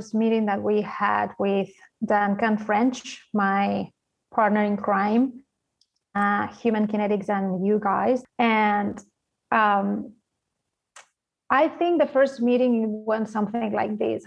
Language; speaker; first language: English; non-native, fluent; Spanish